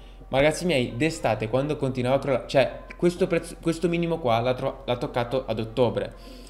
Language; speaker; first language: Italian; native; Italian